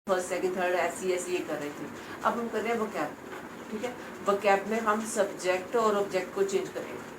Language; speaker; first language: Hindi; non-native, local second language; Punjabi